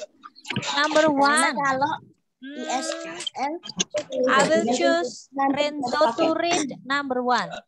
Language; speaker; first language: English; non-native, fluent; Indonesian